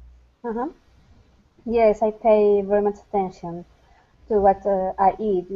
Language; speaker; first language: English; non-native, fluent; Spanish